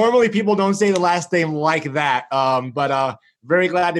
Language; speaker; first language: English; early bilingual, other home language; Greek